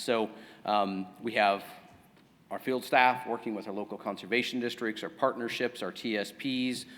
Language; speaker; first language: English; native; English